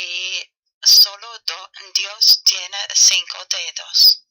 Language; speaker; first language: Spanish; non-native, fluent; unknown